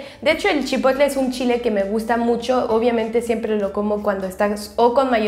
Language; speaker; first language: Spanish; non-native, fluent; French